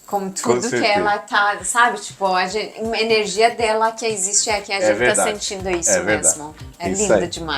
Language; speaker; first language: Portuguese; non-native, fluent; Persian